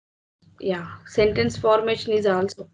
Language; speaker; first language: English; non-native, learner; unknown